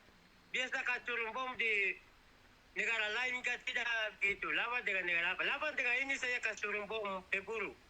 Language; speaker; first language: Indonesian; non-native, local second language; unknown